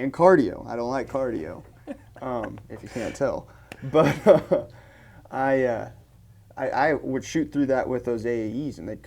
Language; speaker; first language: English; native; English